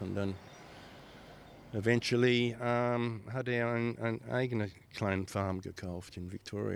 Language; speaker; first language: German; early bilingual, heritage; German